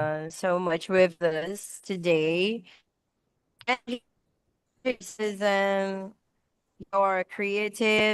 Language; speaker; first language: English; non-native, learner; Portuguese